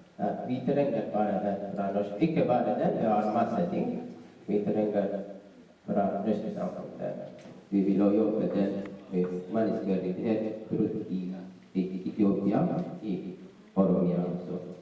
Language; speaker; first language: Norwegian; non-native, learner; Oromo